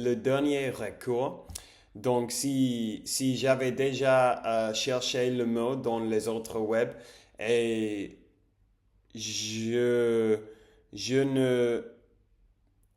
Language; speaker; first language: French; non-native, learner; English